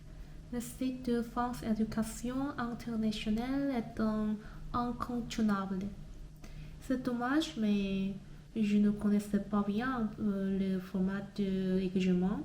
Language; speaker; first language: French; non-native, learner; Korean